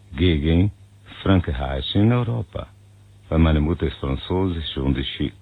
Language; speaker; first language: German; non-native, fluent; Portuguese